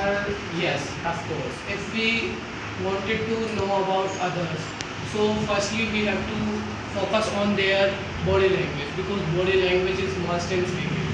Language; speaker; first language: English; non-native, learner; Hindi